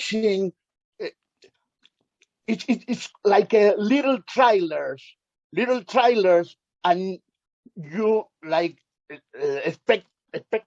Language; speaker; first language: English; non-native, learner; Spanish